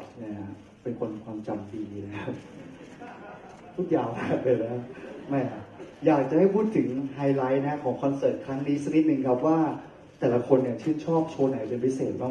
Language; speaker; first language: Thai; native; Thai